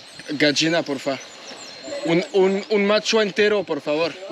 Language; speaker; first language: Spanish; non-native, learner; French